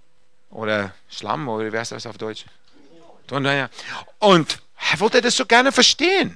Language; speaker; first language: German; non-native, fluent; English